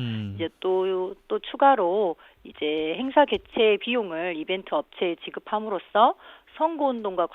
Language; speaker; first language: Korean; native; Korean